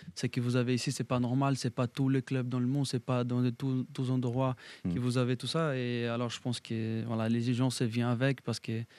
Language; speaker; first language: French; non-native, fluent; Portuguese